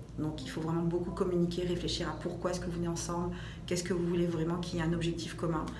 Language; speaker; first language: French; native; French